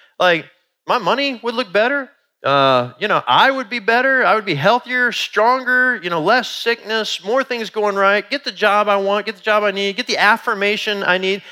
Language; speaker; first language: English; native; English